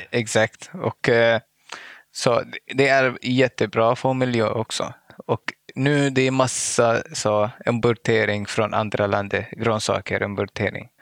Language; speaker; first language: Swedish; non-native, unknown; Arabic